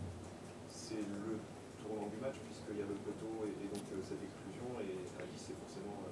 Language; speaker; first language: French; native; French